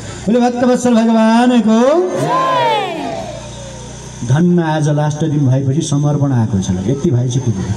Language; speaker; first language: Nepali; native; Nepali